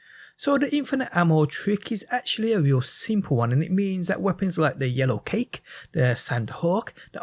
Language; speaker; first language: English; native; English